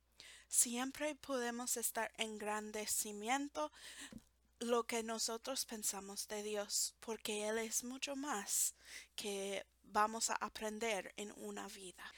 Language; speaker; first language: Spanish; non-native, fluent; English